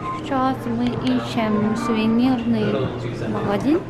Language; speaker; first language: Russian; non-native, learner; Korean